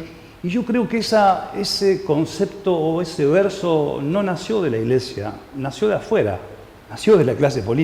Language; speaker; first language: Spanish; native; Spanish